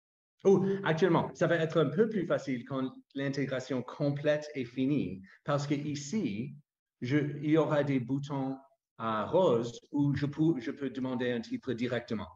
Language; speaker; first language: French; non-native, fluent; English